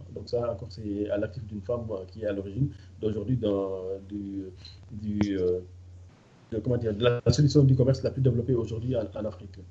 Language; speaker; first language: French; non-native, local second language; Fula